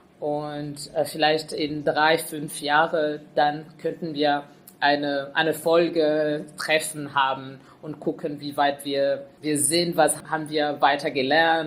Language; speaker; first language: German; non-native, fluent; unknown